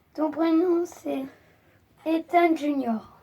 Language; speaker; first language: French; native; French